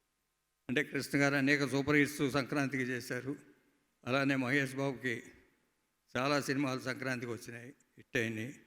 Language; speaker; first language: Telugu; native; Telugu